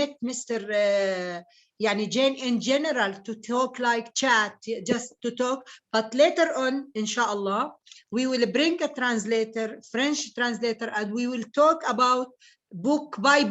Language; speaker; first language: English; non-native, learner; Arabic